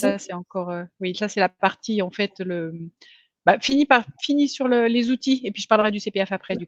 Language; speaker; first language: French; native; French